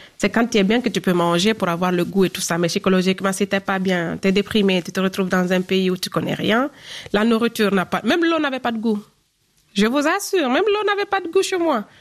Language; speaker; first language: French; non-native, local second language; Fula